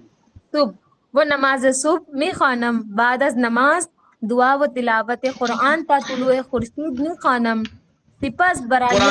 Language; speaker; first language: Persian; non-native, learner; Urdu